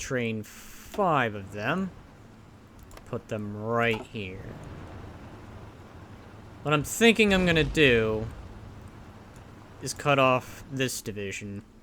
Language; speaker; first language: English; native; English